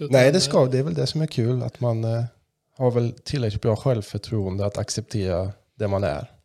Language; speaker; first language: Swedish; non-native, local second language; German